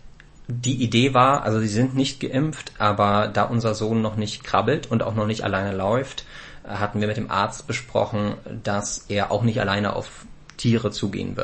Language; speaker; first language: German; native; German